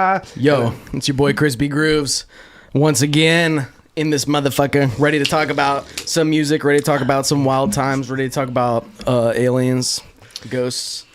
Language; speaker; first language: English; native; English